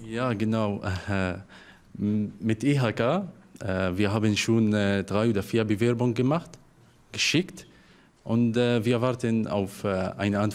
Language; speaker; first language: German; non-native, learner; Arabic